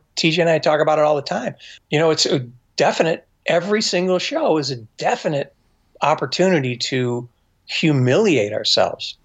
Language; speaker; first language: English; native; English